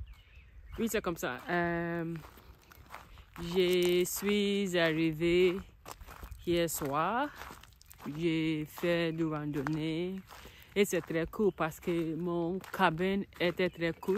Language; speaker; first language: French; non-native, learner; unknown